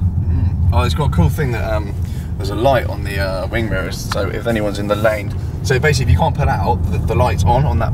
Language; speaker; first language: English; native; English